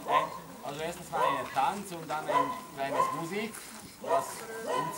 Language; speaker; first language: German; non-native, learner; Hungarian